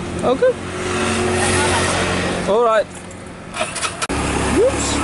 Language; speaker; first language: English; native; English